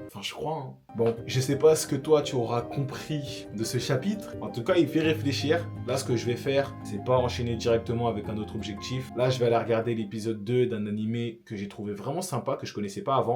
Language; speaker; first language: French; native; French